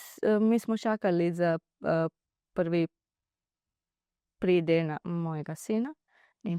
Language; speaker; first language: Slovenian; non-native, learner; Divehi